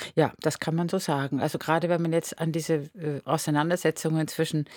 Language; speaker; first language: German; native; German